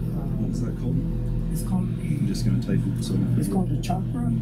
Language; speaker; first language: English; native; English